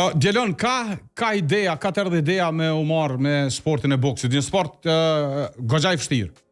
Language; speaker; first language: Albanian; native; Albanian